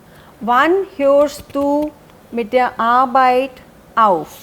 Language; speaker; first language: German; non-native, fluent; Hindi